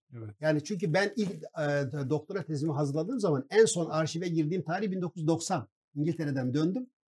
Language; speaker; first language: Turkish; non-native, local second language; Kurdish